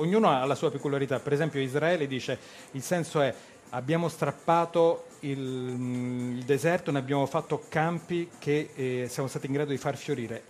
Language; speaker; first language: Italian; native; Italian